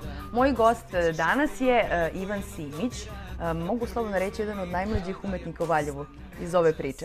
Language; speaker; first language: Bosnian; native; Bosnian